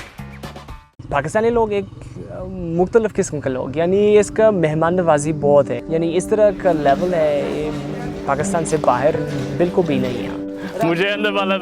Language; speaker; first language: Hindi; non-native, fluent; English